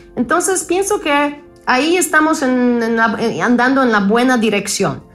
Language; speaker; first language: Spanish; non-native, fluent; Polish